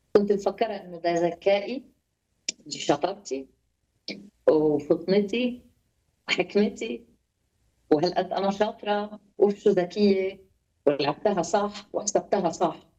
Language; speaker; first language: Arabic; native; Arabic